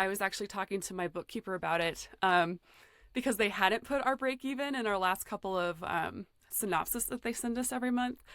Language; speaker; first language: English; native; English